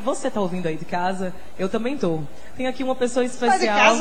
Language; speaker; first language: Portuguese; native; Portuguese